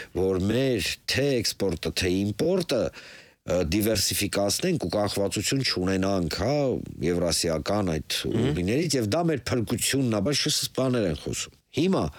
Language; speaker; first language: Armenian; native; Armenian